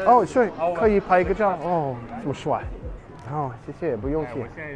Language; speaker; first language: Chinese; non-native, learner; English